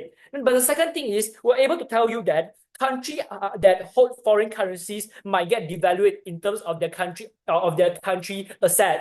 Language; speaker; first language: English; non-native, learner; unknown